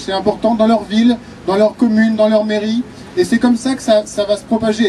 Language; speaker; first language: French; native; French